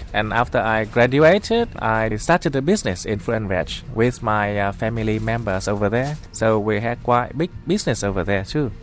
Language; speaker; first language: English; non-native, fluent; Vietnamese